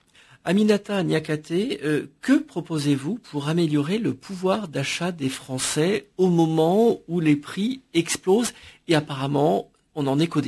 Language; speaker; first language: French; native; French